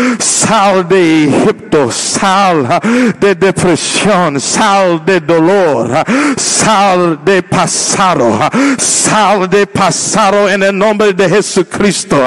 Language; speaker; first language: Spanish; non-native, learner; English